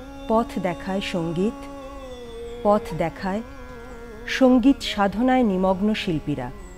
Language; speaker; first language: Bangla; native; Bangla